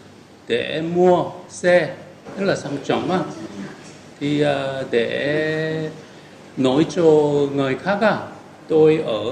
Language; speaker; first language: Vietnamese; non-native, fluent; Korean